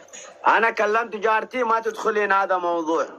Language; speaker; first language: Arabic; non-native, learner; Oromo